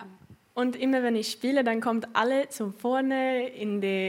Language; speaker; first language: German; non-native, fluent; Swedish